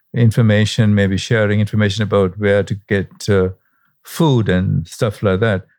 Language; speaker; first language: English; non-native, local second language; Sinhala